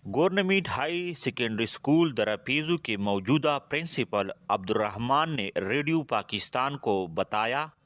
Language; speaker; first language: Urdu; non-native, local second language; Pashto